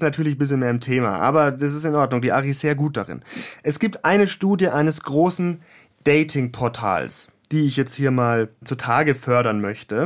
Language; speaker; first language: German; native; German